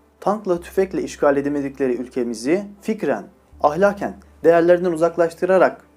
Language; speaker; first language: Turkish; native; Turkish